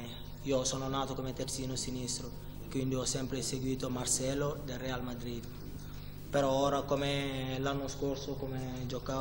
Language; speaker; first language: Italian; non-native, fluent; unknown